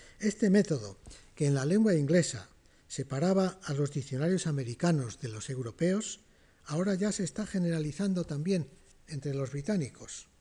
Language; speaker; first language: Spanish; native; Spanish